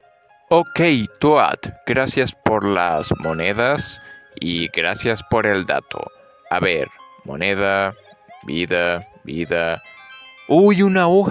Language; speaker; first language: Spanish; native; Spanish